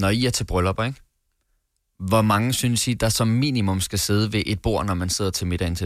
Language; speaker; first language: Danish; native; Danish